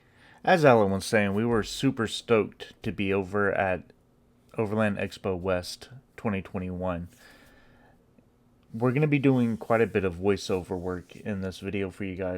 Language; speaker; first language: English; native; English